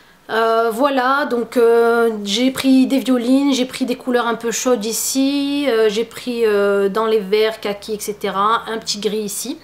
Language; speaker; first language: French; native; French